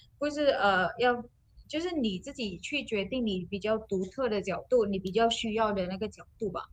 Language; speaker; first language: Chinese; non-native, local second language; Malay